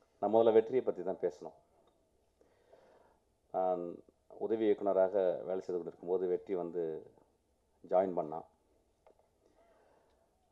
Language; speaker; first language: Tamil; native; Tamil